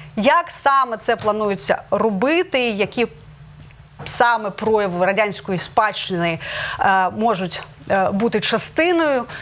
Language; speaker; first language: Ukrainian; native; Ukrainian